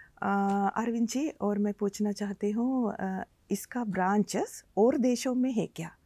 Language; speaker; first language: Hindi; non-native, learner; Sinhala